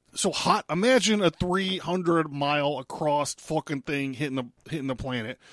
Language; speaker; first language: English; native; English